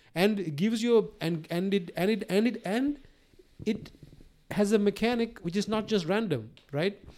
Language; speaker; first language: English; non-native, local second language; Sinhala